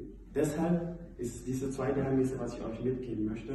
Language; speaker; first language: German; non-native, fluent; Indonesian